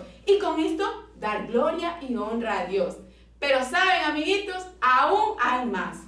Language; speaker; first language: Spanish; native; Spanish